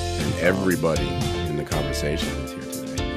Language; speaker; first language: English; native; English